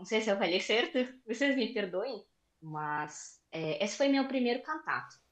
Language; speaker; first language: Portuguese; non-native, fluent; Russian